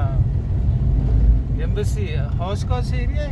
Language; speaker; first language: Hindi; non-native, local second language; Malayalam